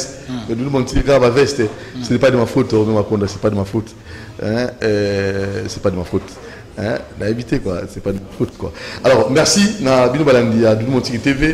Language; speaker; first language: French; non-native, local second language; Lingala